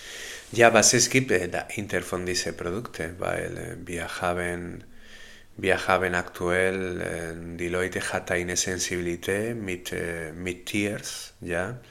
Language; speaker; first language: German; non-native, learner; Spanish